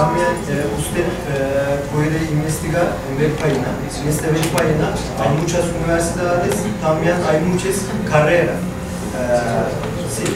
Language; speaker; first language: Spanish; non-native, learner; Turkish